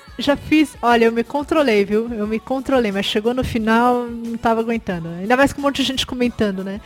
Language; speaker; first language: Portuguese; native; Portuguese